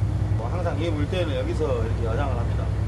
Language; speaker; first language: Korean; native; Korean